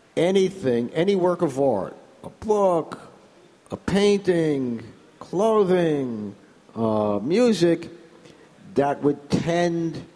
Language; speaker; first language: English; native; English